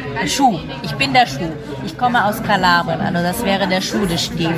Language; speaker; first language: German; non-native, fluent; Italian